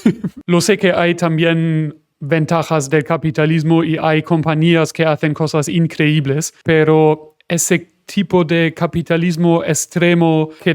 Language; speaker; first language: Spanish; non-native, fluent; German